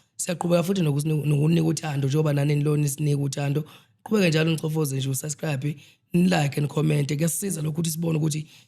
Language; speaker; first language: Zulu; native; Zulu